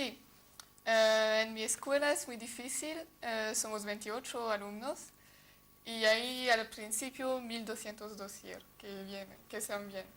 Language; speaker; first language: Spanish; non-native, fluent; French